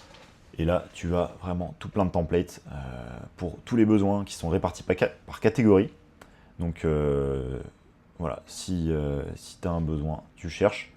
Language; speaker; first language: French; native; French